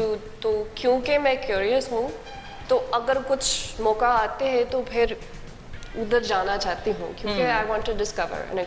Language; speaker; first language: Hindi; non-native, learner; English